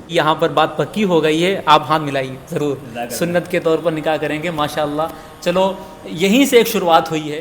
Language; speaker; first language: Urdu; native; Urdu